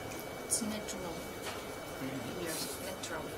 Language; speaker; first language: English; non-native, learner; Russian